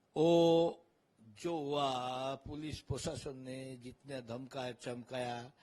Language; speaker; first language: Hindi; non-native, local second language; Bangla